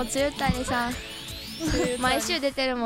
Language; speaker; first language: Japanese; native; Japanese